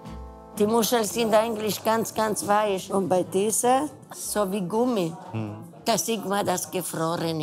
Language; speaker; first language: German; non-native, learner; Spanish